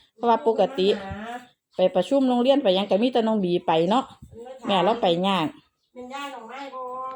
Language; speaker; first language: Thai; native; Thai